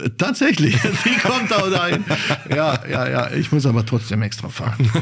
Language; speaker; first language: German; non-native, fluent; Bosnian